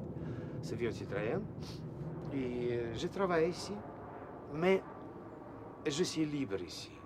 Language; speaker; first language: French; non-native, learner; Russian